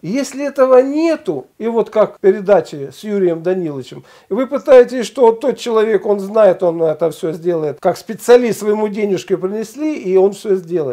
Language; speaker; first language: Russian; native; Russian